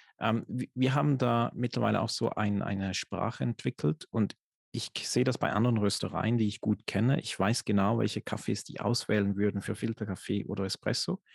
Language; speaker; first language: German; native; German